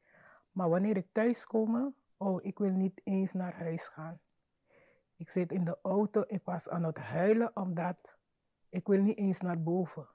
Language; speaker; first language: Dutch; non-native, learner; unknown